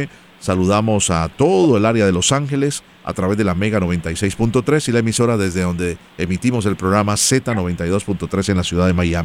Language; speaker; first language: Spanish; native; Spanish